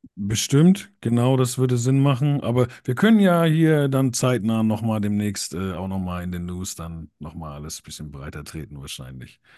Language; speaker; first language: German; native; German